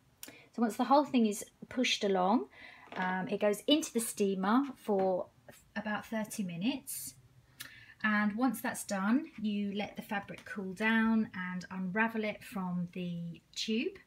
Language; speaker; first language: English; native; English